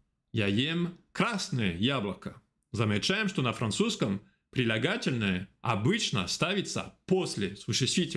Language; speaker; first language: Russian; non-native, fluent; French